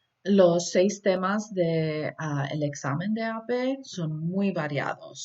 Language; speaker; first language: Spanish; early bilingual, heritage; Spanish